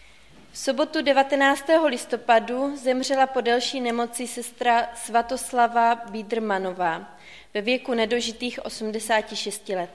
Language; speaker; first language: Czech; native; Czech